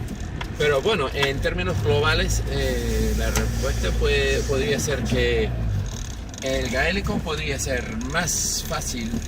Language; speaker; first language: Spanish; non-native, fluent; English